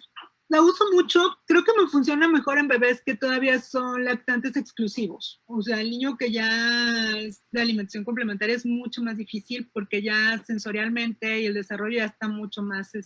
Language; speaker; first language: Spanish; native; Spanish